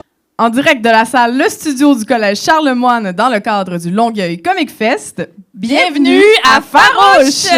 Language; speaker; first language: French; native; French